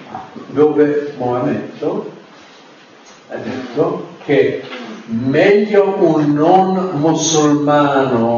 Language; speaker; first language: Italian; non-native, fluent; English